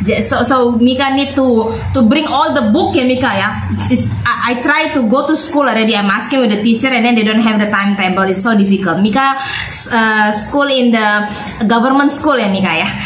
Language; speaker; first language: English; non-native, learner; Indonesian